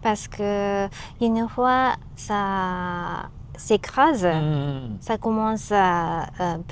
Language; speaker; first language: French; non-native, learner; Japanese